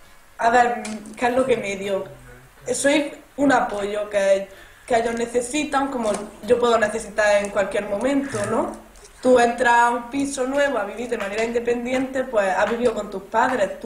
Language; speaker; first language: Spanish; native; Spanish